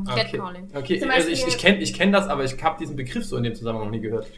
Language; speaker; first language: German; native; German